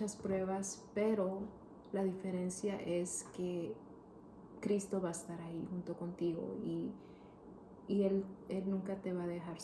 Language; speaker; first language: Spanish; early bilingual, heritage; Spanish